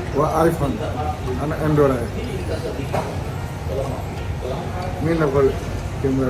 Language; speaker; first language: Arabic; non-native, learner; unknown